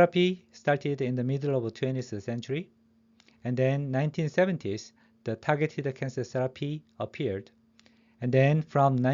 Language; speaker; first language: English; non-native, fluent; Korean